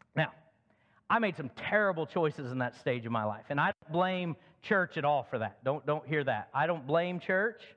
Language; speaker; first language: English; native; English